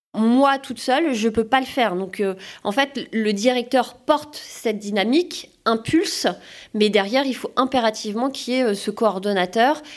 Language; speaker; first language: French; native; French